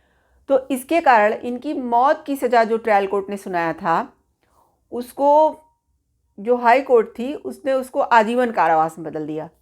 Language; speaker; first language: Hindi; native; Hindi